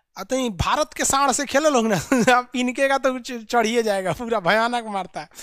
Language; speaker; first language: Hindi; native; Hindi